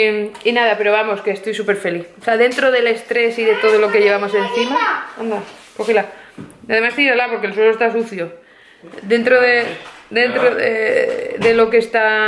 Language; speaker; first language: Spanish; native; Spanish